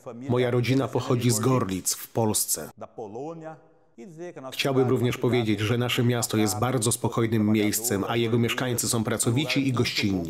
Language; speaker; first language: Polish; native; Polish